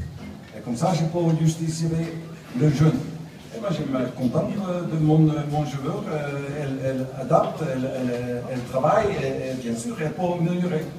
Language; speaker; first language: French; non-native, learner; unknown